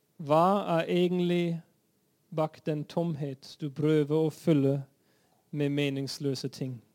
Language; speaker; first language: Norwegian; non-native, fluent; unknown